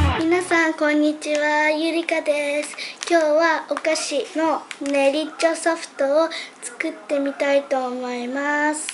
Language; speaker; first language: Japanese; early bilingual, other home language; Spanish